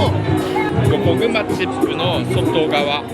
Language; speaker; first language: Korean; non-native, learner; Japanese